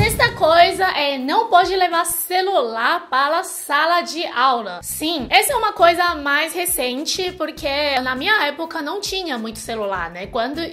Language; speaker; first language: Portuguese; non-native, fluent; Chinese